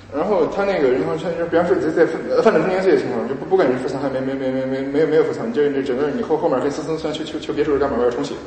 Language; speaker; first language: Chinese; native; Chinese